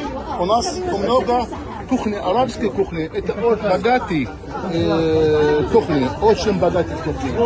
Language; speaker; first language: Russian; non-native, learner; Arabic